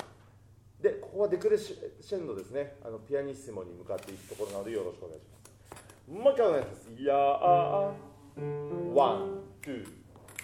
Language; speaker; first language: Japanese; native; Japanese